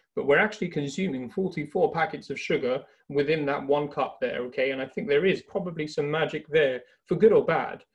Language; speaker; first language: English; native; English